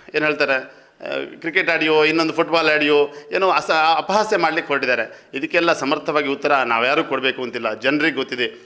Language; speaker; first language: Kannada; native; Kannada